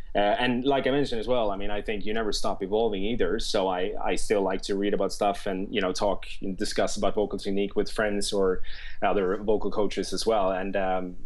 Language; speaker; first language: English; non-native, fluent; Swedish